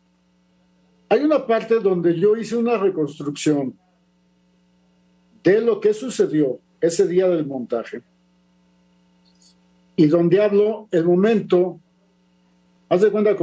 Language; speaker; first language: Spanish; native; Spanish